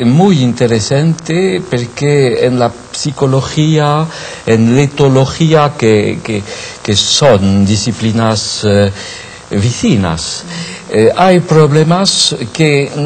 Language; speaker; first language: Spanish; non-native, fluent; French